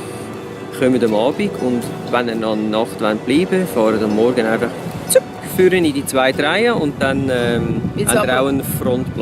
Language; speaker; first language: German; native; German